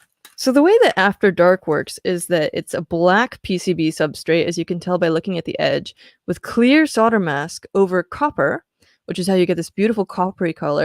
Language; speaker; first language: English; native; English